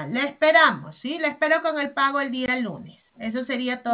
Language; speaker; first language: Spanish; native; Spanish